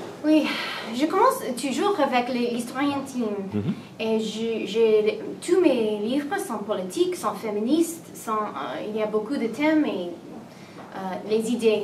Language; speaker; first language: French; non-native, learner; English